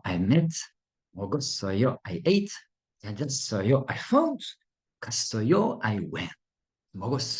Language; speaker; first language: Korean; non-native, fluent; Russian